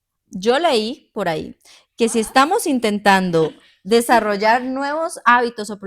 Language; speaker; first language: Spanish; native; Spanish